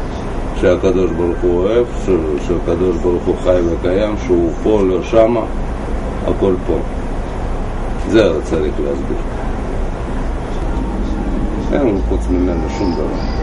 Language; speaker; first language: Hebrew; non-native, learner; Russian